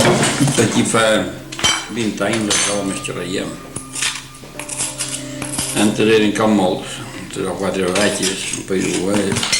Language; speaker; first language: Catalan; native; Catalan